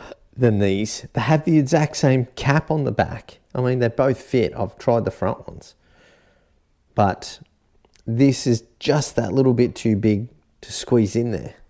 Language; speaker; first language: English; native; English